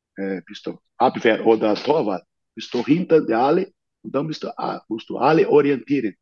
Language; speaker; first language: German; non-native, fluent; Portuguese